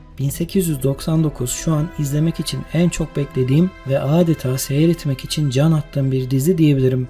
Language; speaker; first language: Turkish; native; Turkish